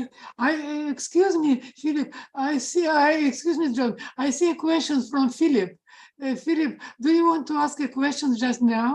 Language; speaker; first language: English; non-native, fluent; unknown